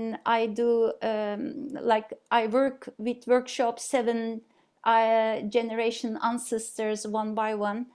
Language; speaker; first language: English; non-native, fluent; Turkish